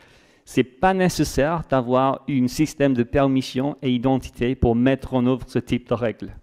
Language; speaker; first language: French; non-native, fluent; English